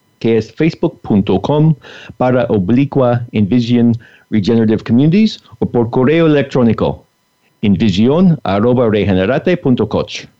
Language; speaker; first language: Spanish; non-native, fluent; English